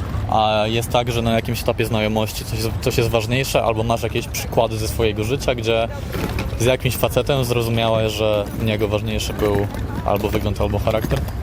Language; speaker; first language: Polish; native; Polish